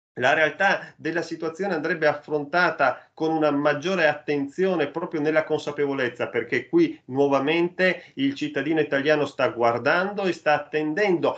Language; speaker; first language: Italian; native; Italian